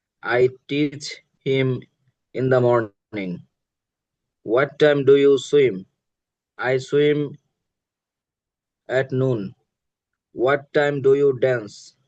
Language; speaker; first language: English; non-native, learner; Bangla